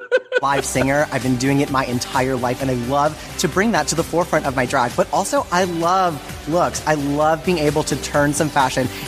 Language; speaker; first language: English; native; English